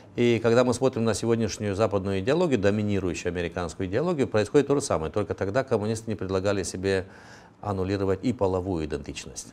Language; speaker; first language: Russian; non-native, local second language; Romanian